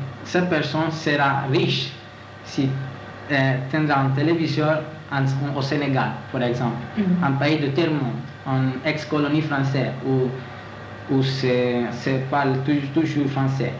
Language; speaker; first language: French; non-native, learner; Italian